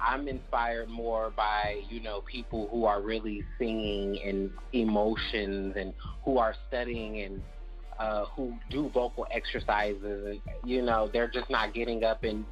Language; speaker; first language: English; native; English